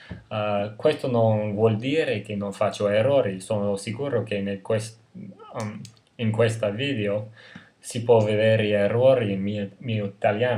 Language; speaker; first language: Italian; non-native, fluent; English